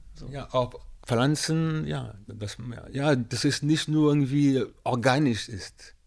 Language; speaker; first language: German; non-native, fluent; French